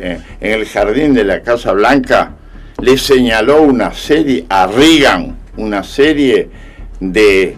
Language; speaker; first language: Spanish; native; Spanish